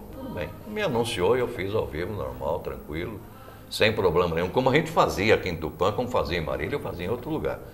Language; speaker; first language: Portuguese; native; Portuguese